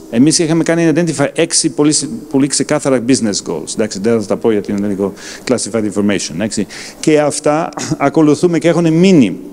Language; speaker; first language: Greek; non-native, fluent; German